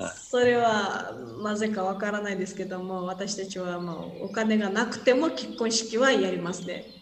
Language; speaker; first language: Japanese; non-native, fluent; Kyrgyz